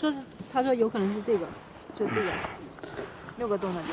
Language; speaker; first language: Chinese; native; Chinese